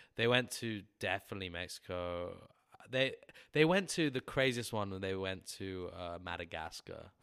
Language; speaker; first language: English; native; English